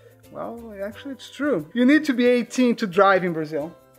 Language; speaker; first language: English; non-native, fluent; Portuguese